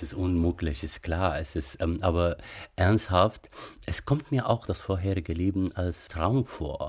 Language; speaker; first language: German; non-native, fluent; Arabic